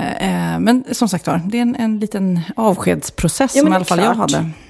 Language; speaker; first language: Swedish; native; Swedish